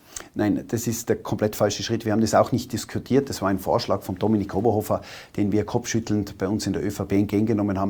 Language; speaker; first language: German; native; German